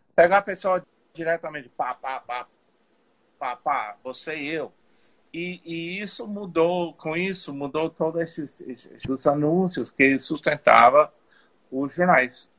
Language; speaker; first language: Portuguese; non-native, fluent; English